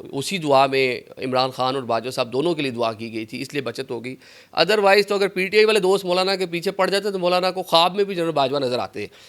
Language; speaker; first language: Urdu; native; Urdu